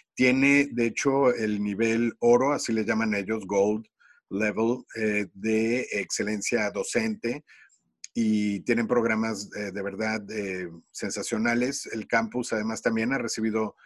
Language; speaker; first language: Spanish; native; Spanish